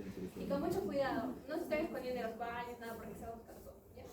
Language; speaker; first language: Spanish; native; Spanish